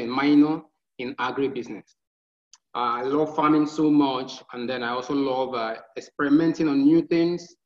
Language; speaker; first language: English; non-native, local second language; Igbo